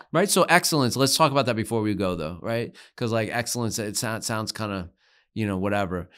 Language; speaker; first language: English; native; English